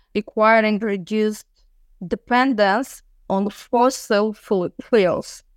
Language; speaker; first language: English; non-native, learner; Azerbaijani